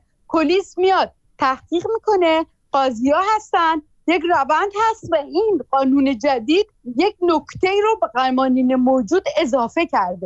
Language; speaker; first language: Persian; native; Persian